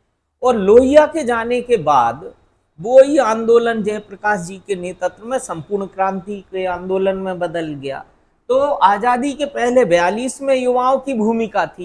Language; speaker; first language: Hindi; native; Hindi